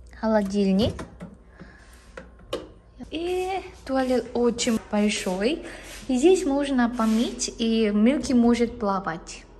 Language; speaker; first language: Russian; non-native, learner; Korean